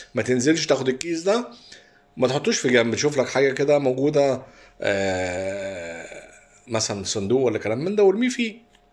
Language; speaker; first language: Arabic; native; Arabic